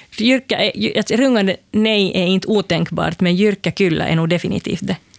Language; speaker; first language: Swedish; native; Swedish